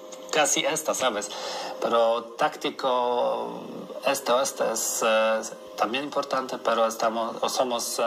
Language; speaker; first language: Spanish; non-native, learner; Polish